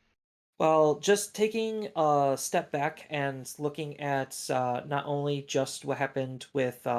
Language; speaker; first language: English; native; English